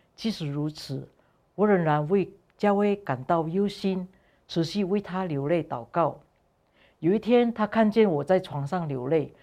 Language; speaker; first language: Chinese; non-native, fluent; Indonesian